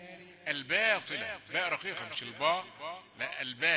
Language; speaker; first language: Arabic; native; Arabic